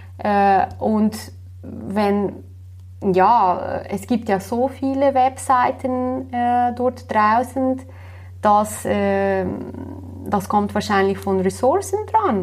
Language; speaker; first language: German; non-native, fluent; Slovenian